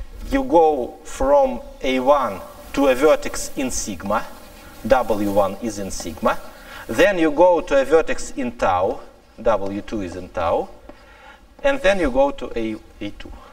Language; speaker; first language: English; non-native, fluent; Russian